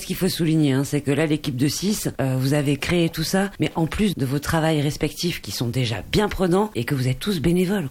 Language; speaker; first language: French; native; French